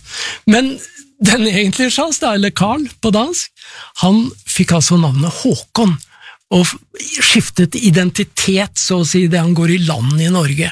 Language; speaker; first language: Norwegian; native; Norwegian